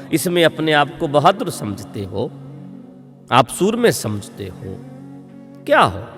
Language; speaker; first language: Hindi; non-native, local second language; Punjabi